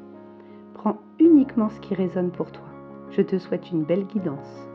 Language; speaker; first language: French; native; French